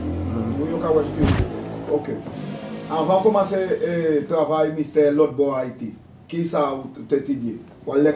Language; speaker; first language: Spanish; native; Spanish